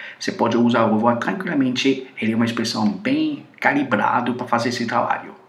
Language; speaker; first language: Portuguese; non-native, fluent; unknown